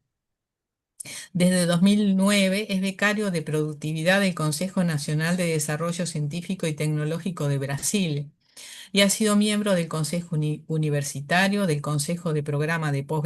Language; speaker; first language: Spanish; native; Spanish